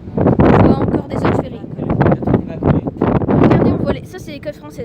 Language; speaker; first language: French; native; French